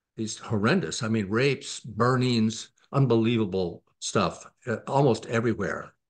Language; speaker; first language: English; native; English